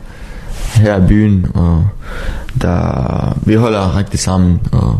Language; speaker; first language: Danish; non-native, learner; Arabic